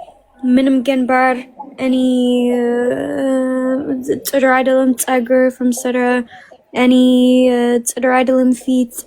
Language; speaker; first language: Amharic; early bilingual, heritage; Amharic